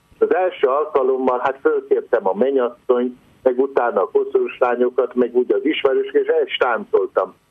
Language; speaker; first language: Hungarian; non-native, local second language; Croatian